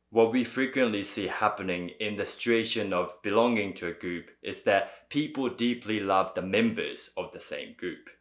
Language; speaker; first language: English; early bilingual, other home language; Japanese